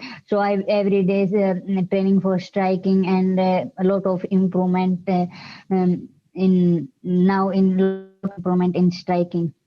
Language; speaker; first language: English; non-native, learner; Hindi